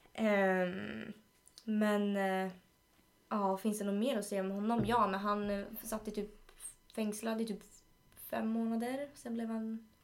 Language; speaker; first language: Swedish; early bilingual, other home language; Spanish